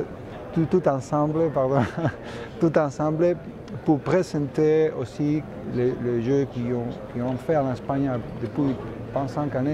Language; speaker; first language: French; non-native, fluent; Spanish